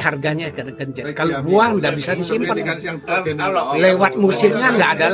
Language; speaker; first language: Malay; non-native, local second language; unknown